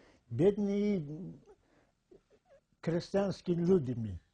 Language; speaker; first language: Russian; non-native, local second language; Tajik